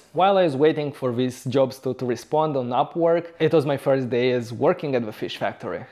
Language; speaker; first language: English; non-native, fluent; Romanian